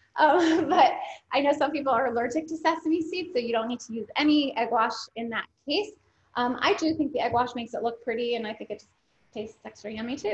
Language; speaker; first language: English; native; English